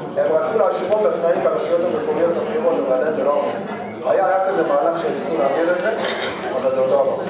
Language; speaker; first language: Hebrew; native; Hebrew